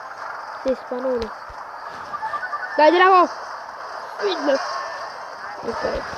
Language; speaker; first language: Italian; native; Italian